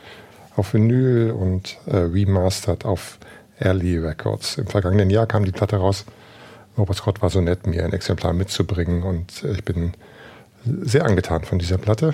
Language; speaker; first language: German; native; German